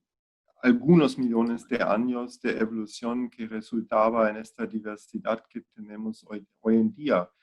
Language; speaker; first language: Spanish; non-native, fluent; German